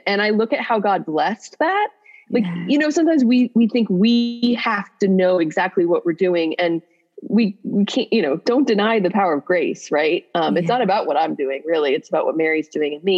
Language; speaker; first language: English; native; English